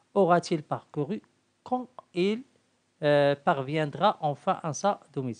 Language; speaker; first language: French; non-native, local second language; Arabic